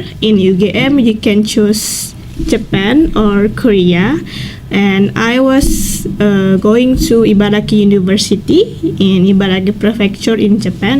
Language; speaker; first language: English; non-native, learner; Indonesian